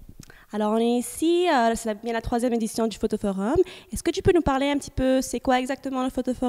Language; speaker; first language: French; native; French